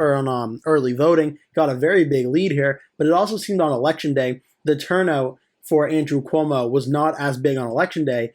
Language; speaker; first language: English; native; English